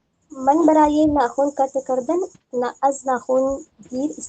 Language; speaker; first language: Persian; non-native, learner; Urdu